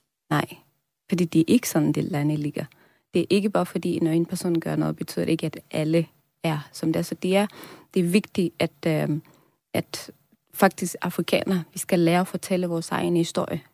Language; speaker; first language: Danish; non-native, fluent; Swahili